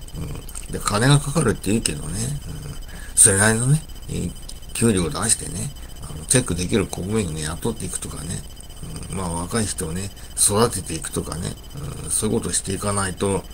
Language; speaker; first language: Japanese; native; Japanese